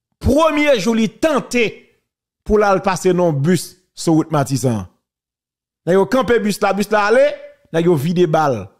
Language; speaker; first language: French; non-native, local second language; Haitian Creole